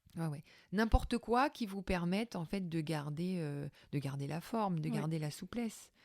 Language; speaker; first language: French; native; French